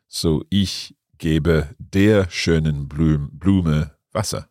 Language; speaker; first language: German; non-native, learner; English